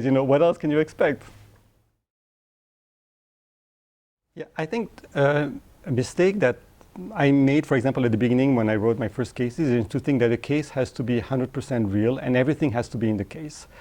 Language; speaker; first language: English; non-native, fluent; French